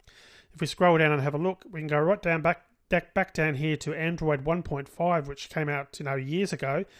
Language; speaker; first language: English; native; English